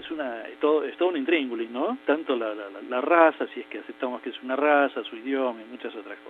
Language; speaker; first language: Spanish; native; Spanish